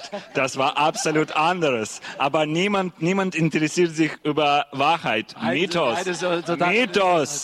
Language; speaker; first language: German; non-native, learner; Russian